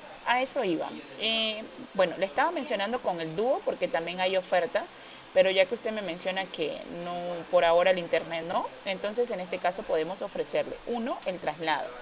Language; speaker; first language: Spanish; native; Spanish